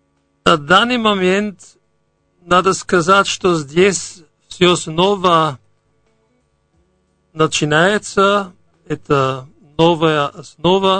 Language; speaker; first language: Russian; non-native, fluent; German